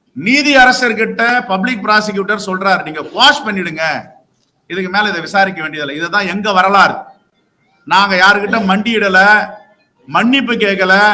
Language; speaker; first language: Tamil; native; Tamil